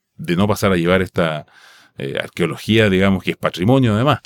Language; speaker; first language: Spanish; non-native, local second language; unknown